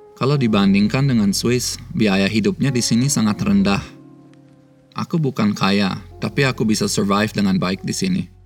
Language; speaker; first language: Indonesian; early bilingual, other home language; Swiss German